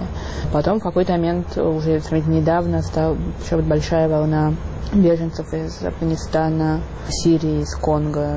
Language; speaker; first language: Russian; native; Russian